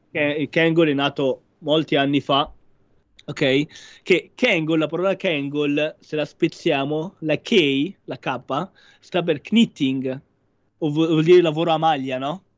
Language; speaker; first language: Italian; non-native, fluent; Arabic